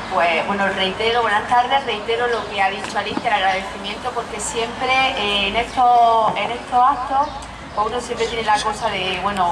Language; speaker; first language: Spanish; native; Spanish